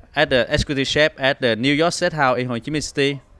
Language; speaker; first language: English; non-native, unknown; Vietnamese